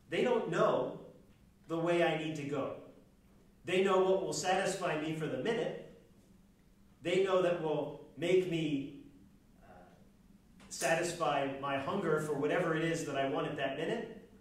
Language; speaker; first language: English; native; English